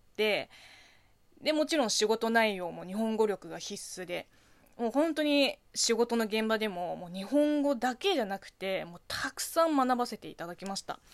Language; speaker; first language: Japanese; non-native, fluent; Chinese